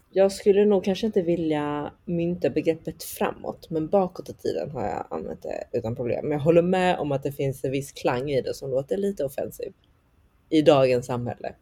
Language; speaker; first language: Swedish; early bilingual, other home language; Chinese